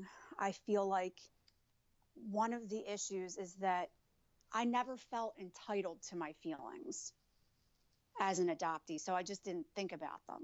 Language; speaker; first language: English; native; English